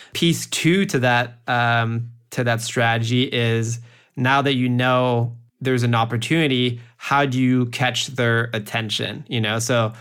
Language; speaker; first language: English; early bilingual, heritage; French